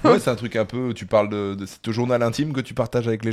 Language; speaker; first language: French; native; French